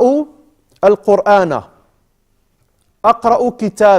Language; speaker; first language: Arabic; non-native, fluent; English